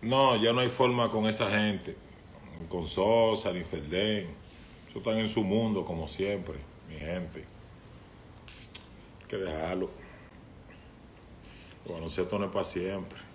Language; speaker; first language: Spanish; native; Spanish